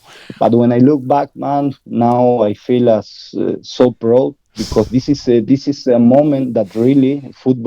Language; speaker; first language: English; non-native, learner; Spanish